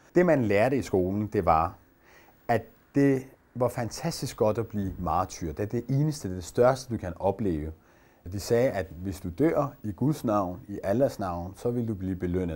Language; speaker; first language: Danish; early bilingual, other home language; Persian